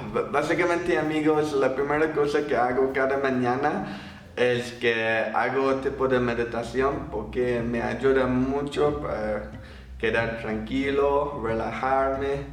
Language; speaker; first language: Spanish; non-native, fluent; English